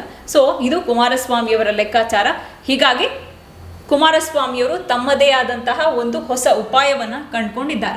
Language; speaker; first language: Kannada; native; Kannada